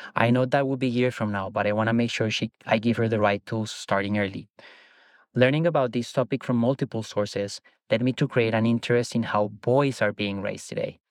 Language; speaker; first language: English; non-native, fluent; Spanish